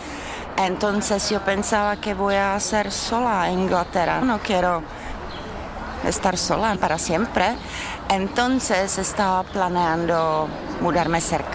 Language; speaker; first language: Spanish; non-native, learner; Czech